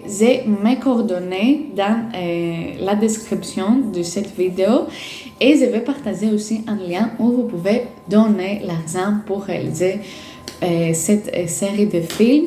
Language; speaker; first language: French; non-native, fluent; Greek